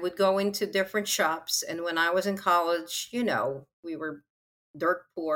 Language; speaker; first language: English; non-native, local second language; Filipino